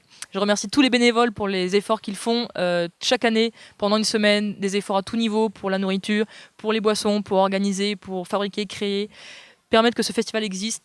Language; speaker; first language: French; native; French